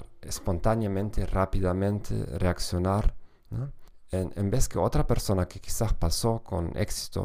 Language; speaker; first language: Spanish; non-native, fluent; German